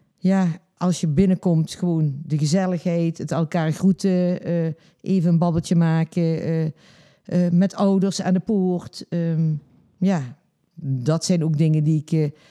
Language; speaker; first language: Dutch; native; Dutch